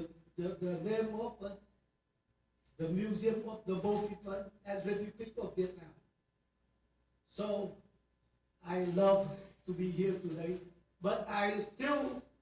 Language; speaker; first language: English; non-native, learner; Vietnamese